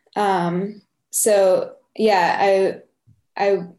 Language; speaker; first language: English; native; English